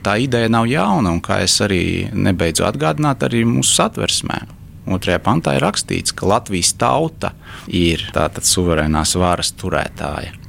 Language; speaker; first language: Latvian; non-native, local second language; Russian